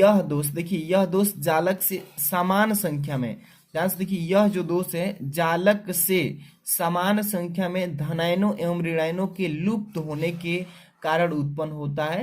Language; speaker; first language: Hindi; native; Hindi